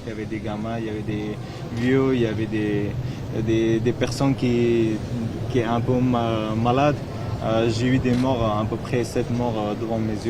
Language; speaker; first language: French; non-native, fluent; Persian